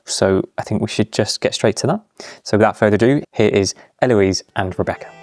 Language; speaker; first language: English; native; English